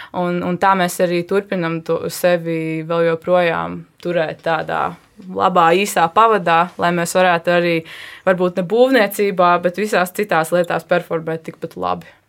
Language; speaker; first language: Latvian; native; Latvian